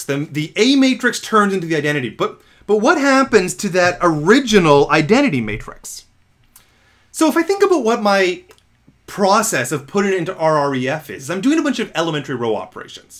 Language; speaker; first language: English; native; English